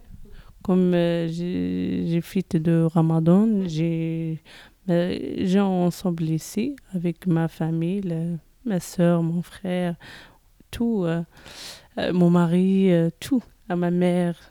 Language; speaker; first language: French; non-native, learner; Arabic